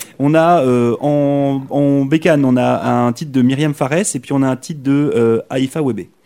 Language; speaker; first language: French; native; French